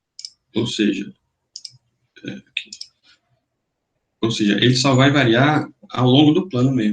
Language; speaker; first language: Portuguese; native; Portuguese